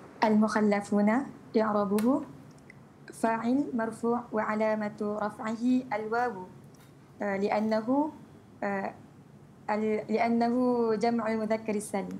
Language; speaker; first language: Arabic; non-native, learner; Malay